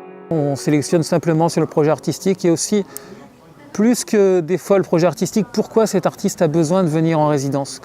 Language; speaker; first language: French; native; French